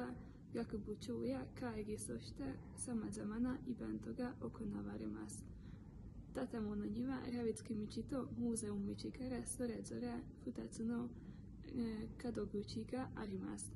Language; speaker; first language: Japanese; non-native, learner; Hungarian